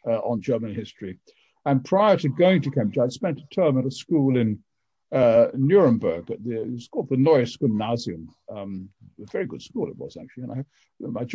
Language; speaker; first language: English; native; English